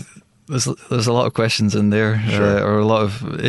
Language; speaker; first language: English; native; English